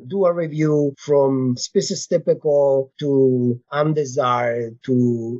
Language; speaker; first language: English; non-native, fluent; Italian